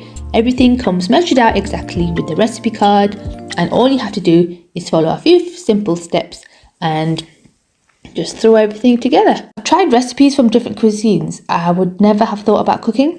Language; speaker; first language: English; native; English